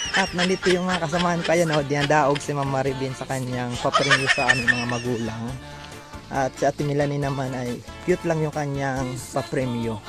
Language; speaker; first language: Filipino; non-native, local second language; Waray